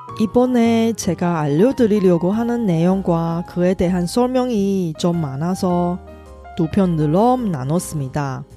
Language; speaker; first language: Korean; non-native, fluent; Chinese